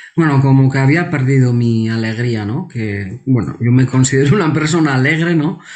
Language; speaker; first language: Spanish; non-native, local second language; Basque